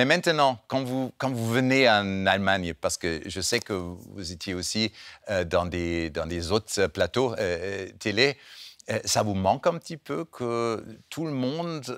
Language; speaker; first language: French; non-native, fluent; German